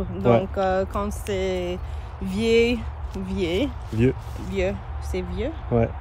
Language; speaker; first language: French; non-native, learner; English